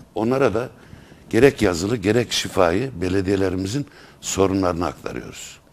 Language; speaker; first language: Turkish; native; Turkish